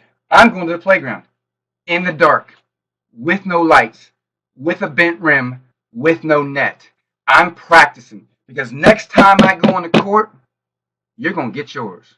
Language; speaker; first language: English; native; English